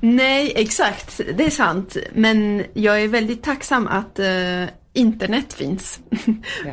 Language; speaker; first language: Swedish; early bilingual, heritage; Swedish